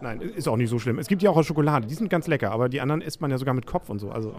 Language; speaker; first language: German; native; German